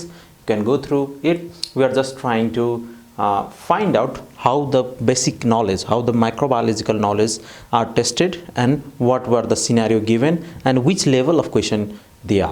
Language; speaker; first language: English; non-native, fluent; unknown